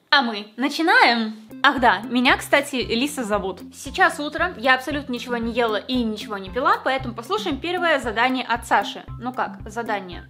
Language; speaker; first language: Russian; native; Russian